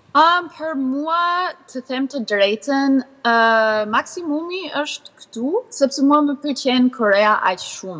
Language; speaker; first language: Albanian; early bilingual, heritage; Albanian